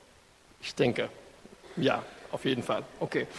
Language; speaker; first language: German; non-native, fluent; English